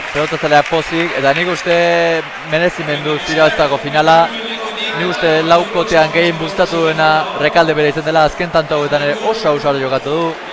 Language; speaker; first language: Basque; native; Basque